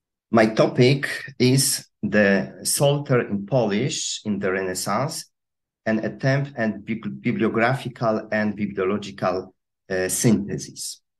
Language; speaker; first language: English; non-native, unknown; Polish